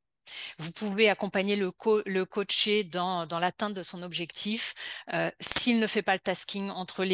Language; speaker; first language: French; native; French